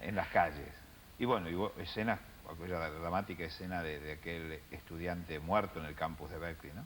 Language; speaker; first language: Spanish; native; Spanish